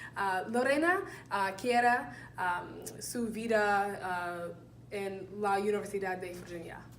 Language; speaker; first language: Spanish; non-native, learner; English